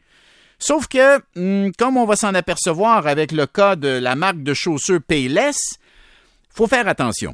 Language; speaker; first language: French; native; French